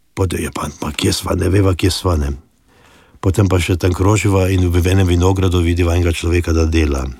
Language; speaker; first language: Slovenian; native; Slovenian